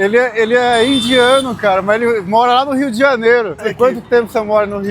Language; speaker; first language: Portuguese; native; Portuguese